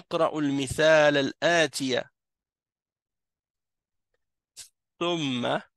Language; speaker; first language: Arabic; non-native, fluent; French